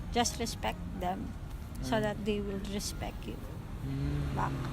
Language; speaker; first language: English; non-native, learner; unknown